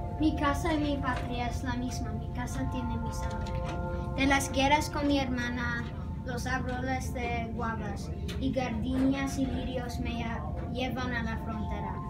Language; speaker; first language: Spanish; early bilingual, heritage; Spanish